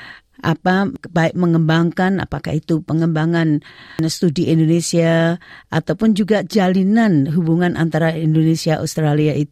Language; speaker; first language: Indonesian; native; Indonesian